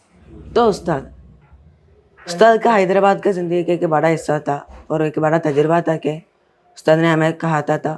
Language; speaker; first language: Hindi; non-native, learner; Malayalam